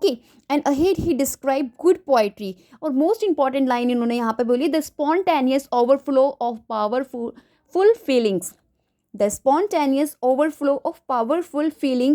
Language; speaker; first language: English; non-native, local second language; Hindi